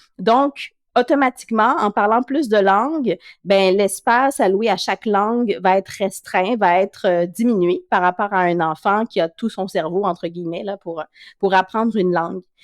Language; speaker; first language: French; native; French